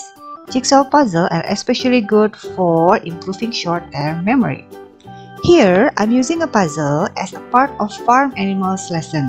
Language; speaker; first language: English; non-native, fluent; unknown